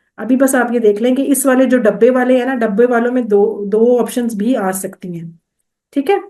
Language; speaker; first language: Urdu; native; Urdu